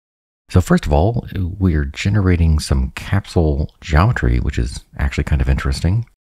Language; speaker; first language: English; native; English